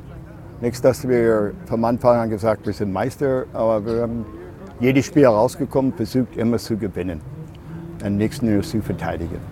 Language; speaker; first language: German; non-native, fluent; English